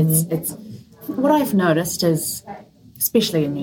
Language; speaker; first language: English; native; English